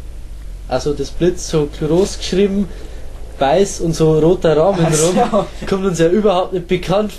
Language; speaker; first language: German; native; German